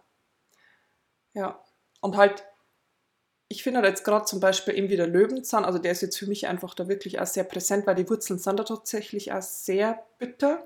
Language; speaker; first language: German; native; German